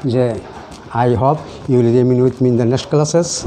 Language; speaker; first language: English; non-native, local second language; Assamese